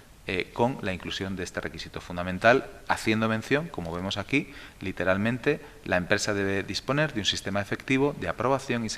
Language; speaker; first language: Spanish; native; Spanish